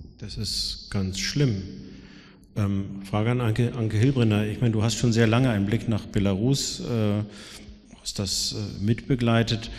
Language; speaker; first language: German; native; German